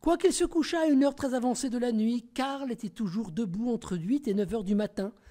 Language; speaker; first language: French; native; French